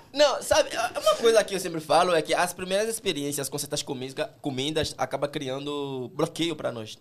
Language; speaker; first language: Portuguese; non-native, fluent; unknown